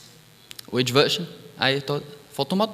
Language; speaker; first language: English; non-native, fluent; Bulgarian